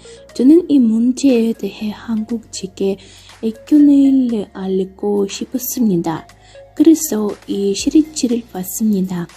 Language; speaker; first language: Korean; non-native, learner; Russian